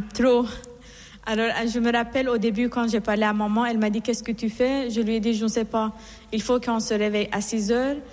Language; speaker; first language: French; non-native, fluent; Persian